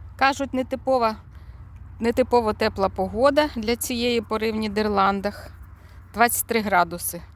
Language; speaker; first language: Ukrainian; non-native, local second language; Russian